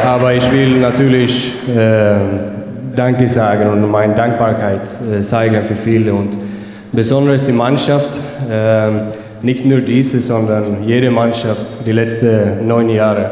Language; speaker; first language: German; non-native, fluent; Swedish